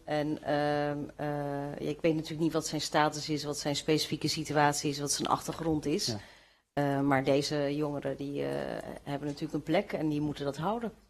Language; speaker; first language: Dutch; early bilingual, other home language; Kurdish